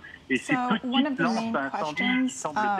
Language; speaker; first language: French; native; French